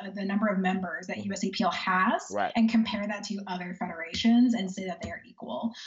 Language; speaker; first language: English; native; English